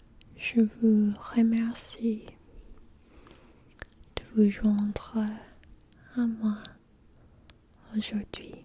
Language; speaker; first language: French; non-native, learner; English